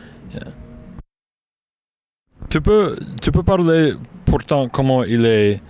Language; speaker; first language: French; non-native, learner; English